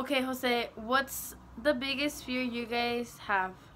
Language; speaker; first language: English; early bilingual, other home language; Spanish